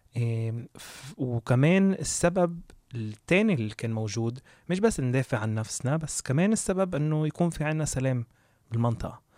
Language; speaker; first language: Arabic; native; Arabic